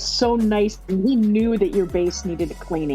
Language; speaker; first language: English; native; English